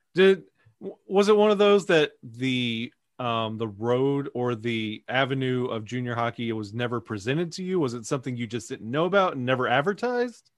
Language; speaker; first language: English; native; English